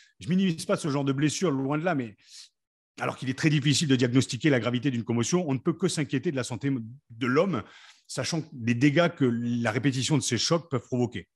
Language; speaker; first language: French; native; French